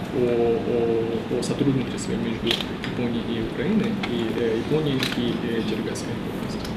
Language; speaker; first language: Russian; non-native, fluent; Japanese